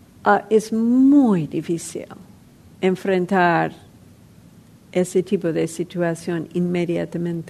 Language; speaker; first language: Spanish; non-native, fluent; English